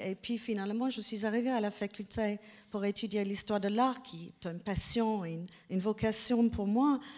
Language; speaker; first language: French; non-native, fluent; English